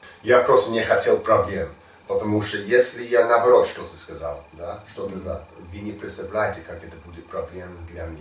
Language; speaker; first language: Russian; non-native, learner; English